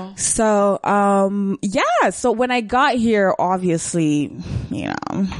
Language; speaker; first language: English; non-native, local second language; Kinyarwanda